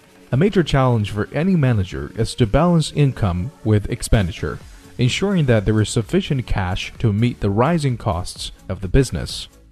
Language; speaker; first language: English; non-native, fluent; Chinese